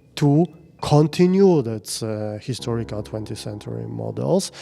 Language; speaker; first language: English; non-native, fluent; Polish